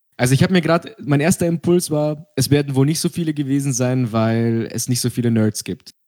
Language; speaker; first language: German; early bilingual, other home language; Russian